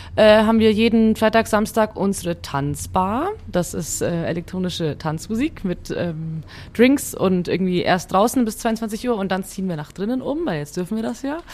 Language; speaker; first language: German; early bilingual, other home language; Hungarian